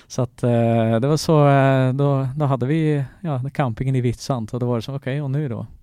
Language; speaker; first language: Swedish; non-native, fluent; Dutch